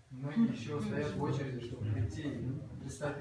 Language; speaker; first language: Russian; native; Russian